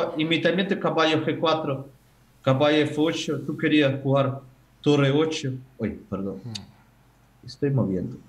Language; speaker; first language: Spanish; non-native, learner; Ukrainian